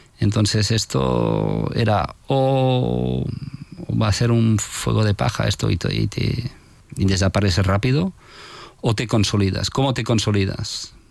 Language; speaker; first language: Spanish; non-native, fluent; French